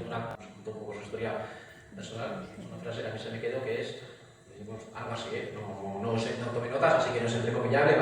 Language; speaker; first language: Spanish; native; Spanish